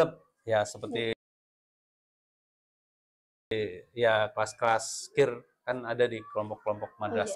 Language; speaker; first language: Indonesian; native; Indonesian